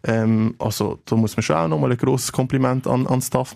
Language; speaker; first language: German; native; German